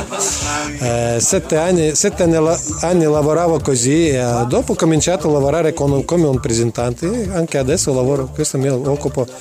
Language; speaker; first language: Italian; non-native, learner; Russian